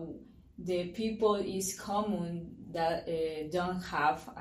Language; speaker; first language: English; non-native, learner; Spanish